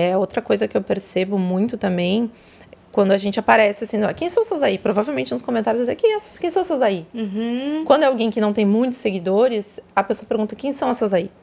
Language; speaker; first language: Portuguese; native; Portuguese